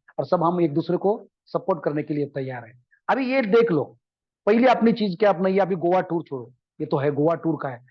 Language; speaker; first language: Hindi; non-native, local second language; Marathi